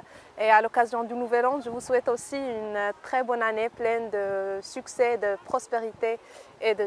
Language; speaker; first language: French; non-native, local second language; Arabic